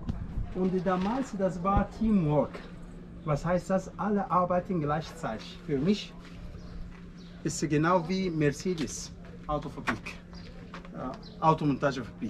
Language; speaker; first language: German; non-native, fluent; Arabic